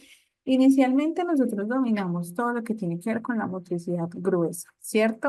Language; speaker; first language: Spanish; native; Spanish